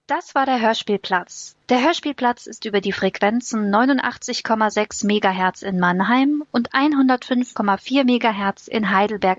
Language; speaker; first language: German; native; German